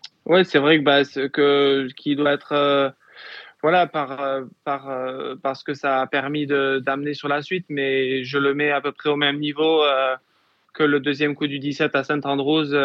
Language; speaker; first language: French; native; French